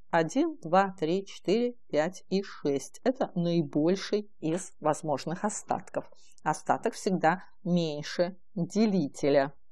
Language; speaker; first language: Russian; native; Russian